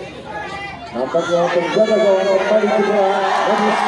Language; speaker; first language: Indonesian; native; Indonesian